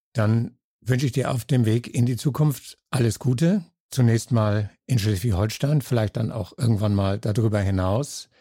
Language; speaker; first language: German; native; German